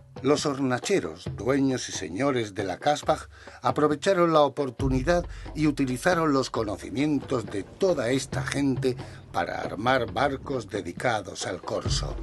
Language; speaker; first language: Spanish; native; Spanish